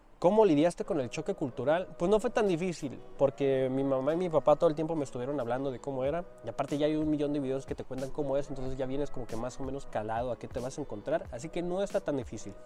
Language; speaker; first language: Spanish; native; Spanish